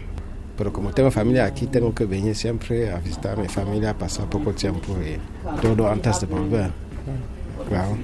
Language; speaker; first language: Spanish; non-native, fluent; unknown